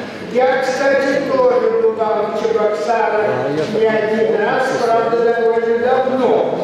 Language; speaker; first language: Russian; native; Russian